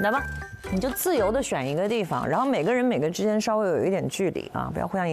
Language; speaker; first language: Chinese; native; Chinese